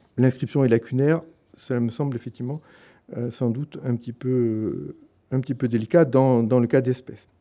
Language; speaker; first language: French; native; French